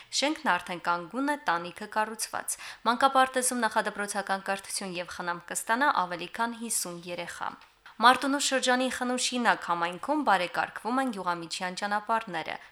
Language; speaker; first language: Armenian; native; Armenian